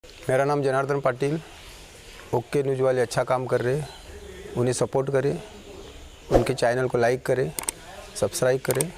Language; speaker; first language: Hindi; non-native, local second language; Marathi